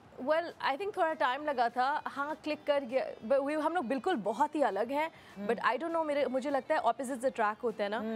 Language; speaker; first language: Hindi; native; Hindi